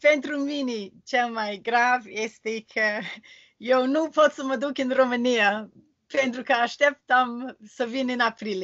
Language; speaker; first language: Romanian; non-native, learner; English